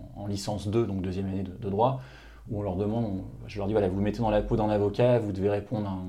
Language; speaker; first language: French; native; French